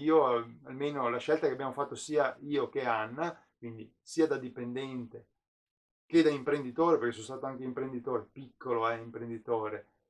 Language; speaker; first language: Italian; native; Italian